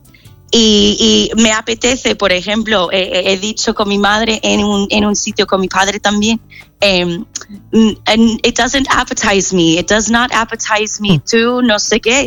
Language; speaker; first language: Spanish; non-native, fluent; English